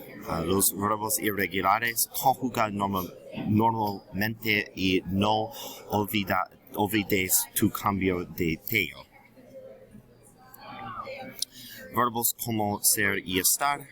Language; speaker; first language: Spanish; non-native, learner; English